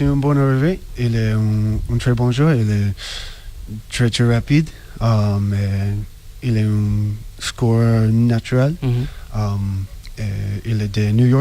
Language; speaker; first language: French; non-native, learner; English